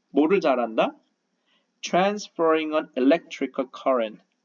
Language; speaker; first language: English; non-native, fluent; Korean